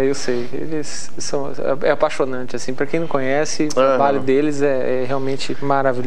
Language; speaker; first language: Portuguese; native; Portuguese